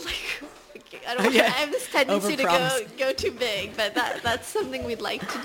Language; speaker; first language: English; native; English